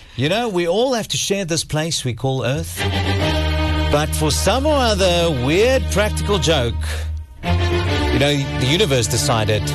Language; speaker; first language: English; non-native, local second language; Afrikaans